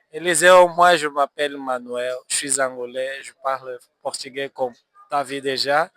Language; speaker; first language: French; non-native, fluent; Portuguese